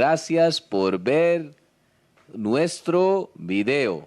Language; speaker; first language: Spanish; non-native, learner; Hindi